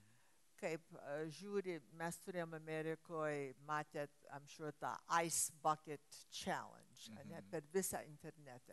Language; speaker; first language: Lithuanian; early bilingual, heritage; English